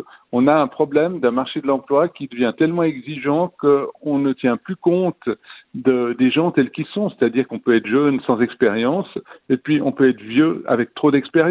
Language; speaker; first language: French; native; French